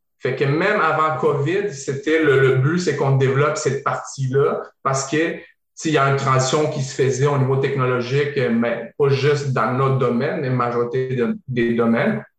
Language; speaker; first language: French; early bilingual, other home language; Bosnian